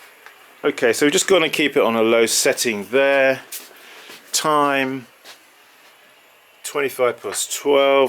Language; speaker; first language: English; native; English